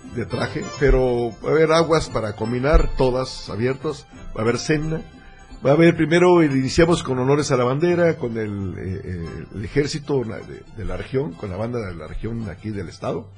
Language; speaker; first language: Spanish; native; Spanish